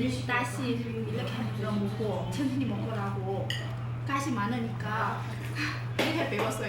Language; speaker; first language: Korean; non-native, learner; Chinese